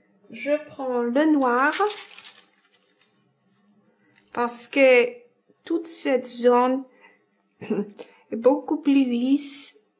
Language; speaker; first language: French; non-native, fluent; Polish